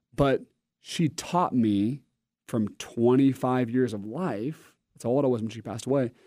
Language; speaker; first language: English; native; English